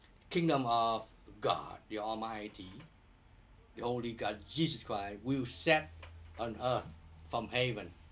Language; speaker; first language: English; non-native, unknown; Vietnamese